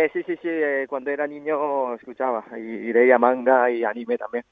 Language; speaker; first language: Spanish; non-native, learner; Japanese